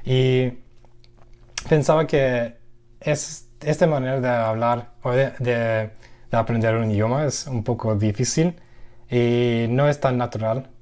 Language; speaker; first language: Spanish; non-native, fluent; English